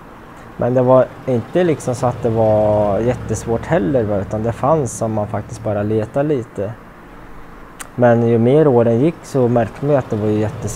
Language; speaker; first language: Swedish; native; Swedish